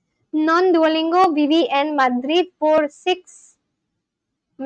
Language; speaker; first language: Spanish; non-native, learner; English